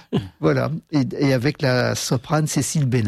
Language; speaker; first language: French; native; French